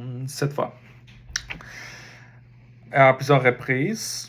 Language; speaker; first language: French; native; French